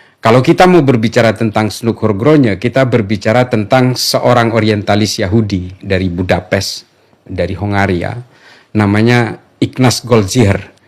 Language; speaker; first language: Indonesian; non-native, local second language; Madurese